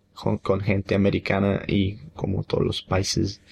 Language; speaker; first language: Spanish; non-native, fluent; English